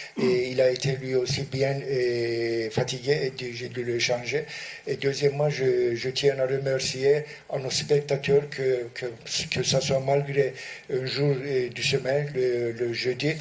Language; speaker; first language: French; non-native, fluent; Turkish